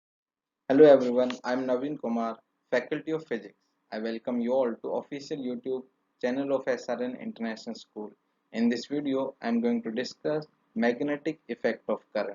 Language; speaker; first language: English; non-native, local second language; Hindi